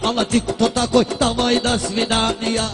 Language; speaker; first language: Russian; non-native, learner; Talysh